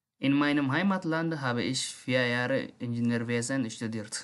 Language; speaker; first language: German; non-native, learner; Tigrinya